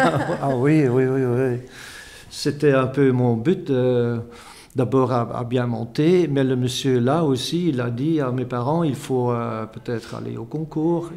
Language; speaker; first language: French; non-native, fluent; Dutch